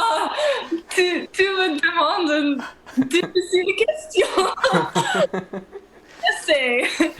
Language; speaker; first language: French; non-native, learner; English